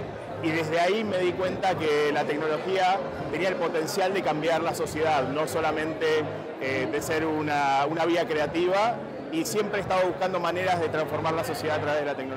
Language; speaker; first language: Spanish; native; Spanish